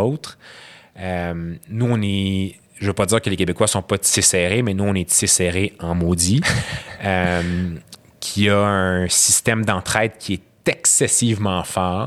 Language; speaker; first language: French; native; French